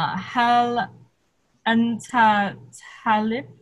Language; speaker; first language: Arabic; non-native, learner; English